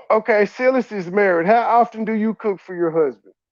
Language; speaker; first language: English; native; English